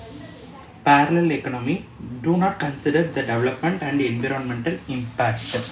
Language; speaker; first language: English; non-native, local second language; Tamil